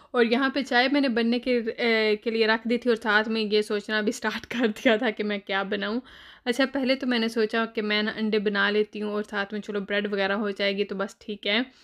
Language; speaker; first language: Urdu; native; Urdu